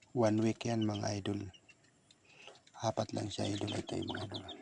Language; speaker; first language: Filipino; non-native, local second language; Bikol